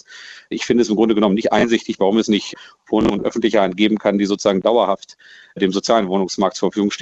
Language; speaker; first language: German; native; German